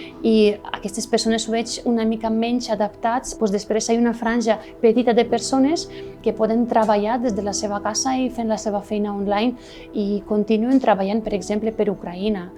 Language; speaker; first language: Catalan; non-native, fluent; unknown